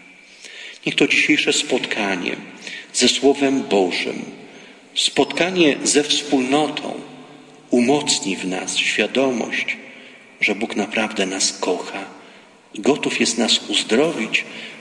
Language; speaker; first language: Polish; native; Polish